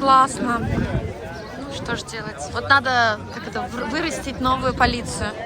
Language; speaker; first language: Russian; native; Russian